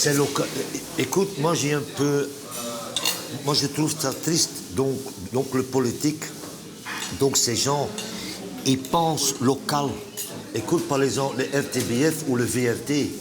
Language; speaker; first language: French; non-native, local second language; Dutch